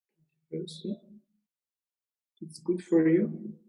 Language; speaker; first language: English; non-native, learner; Italian